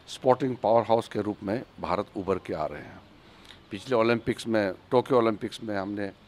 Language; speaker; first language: Hindi; native; Hindi